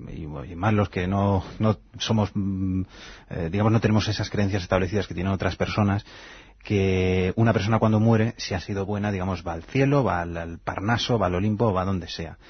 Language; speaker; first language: Spanish; native; Spanish